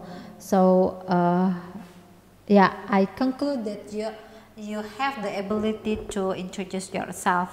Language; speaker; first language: English; non-native, learner; Indonesian